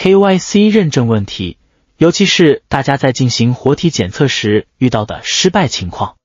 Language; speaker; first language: Chinese; native; Chinese